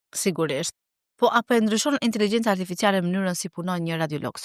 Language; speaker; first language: Albanian; native; Albanian